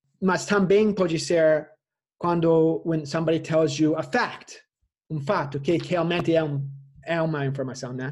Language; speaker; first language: Portuguese; non-native, fluent; English